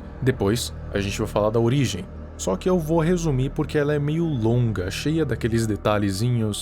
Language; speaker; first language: Portuguese; native; Portuguese